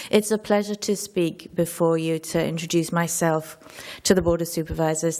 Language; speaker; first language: English; native; English